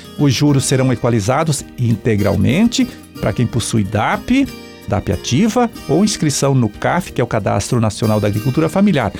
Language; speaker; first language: Portuguese; native; Portuguese